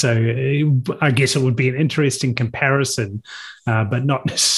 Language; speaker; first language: English; native; English